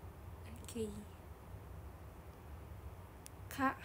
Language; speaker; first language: Indonesian; non-native, learner; Japanese